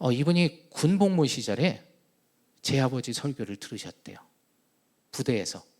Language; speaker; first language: Korean; native; Korean